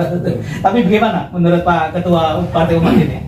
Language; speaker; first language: Indonesian; native; Indonesian